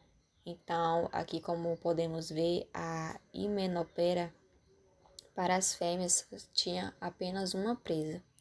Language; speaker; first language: Portuguese; native; Portuguese